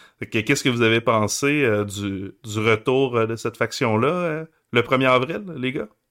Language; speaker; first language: French; native; French